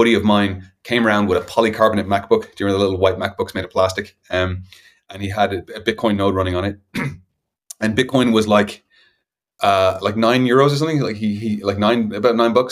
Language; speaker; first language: English; native; English